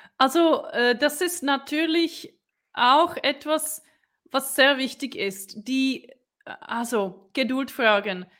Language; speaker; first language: German; non-native, fluent; Czech